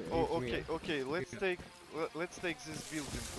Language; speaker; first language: English; non-native, learner; Russian